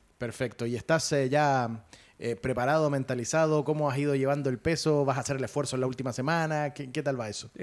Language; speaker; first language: Spanish; native; Spanish